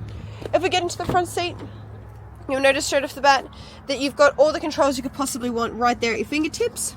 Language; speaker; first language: English; native; English